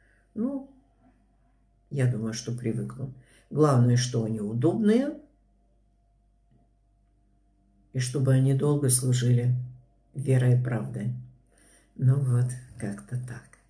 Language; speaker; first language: Russian; native; Russian